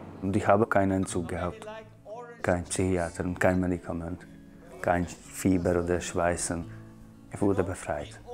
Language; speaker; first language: German; non-native, fluent; Hungarian